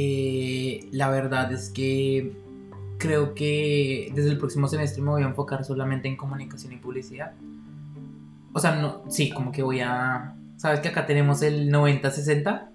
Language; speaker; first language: Spanish; native; Spanish